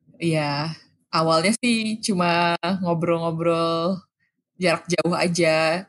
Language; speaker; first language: Indonesian; native; Indonesian